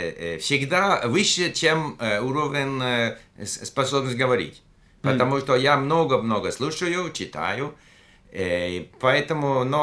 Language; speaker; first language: Russian; non-native, fluent; English